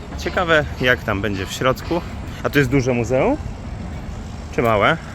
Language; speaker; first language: Polish; native; Polish